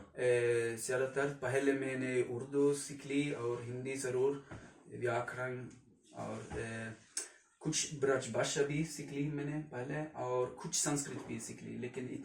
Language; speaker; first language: Hindi; non-native, learner; Swedish